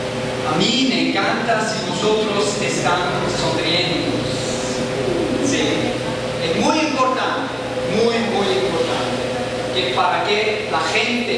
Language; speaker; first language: Spanish; non-native, learner; German